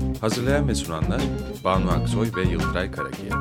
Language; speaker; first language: Turkish; native; Turkish